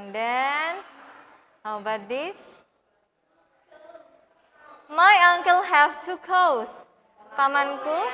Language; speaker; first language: English; non-native, fluent; Indonesian